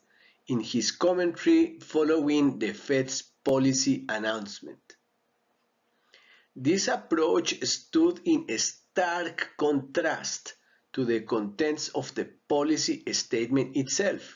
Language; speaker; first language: English; non-native, fluent; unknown